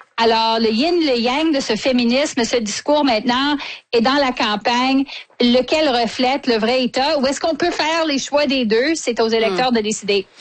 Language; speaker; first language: French; native; French